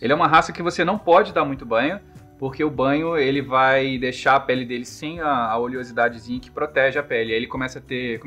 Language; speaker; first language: Portuguese; native; Portuguese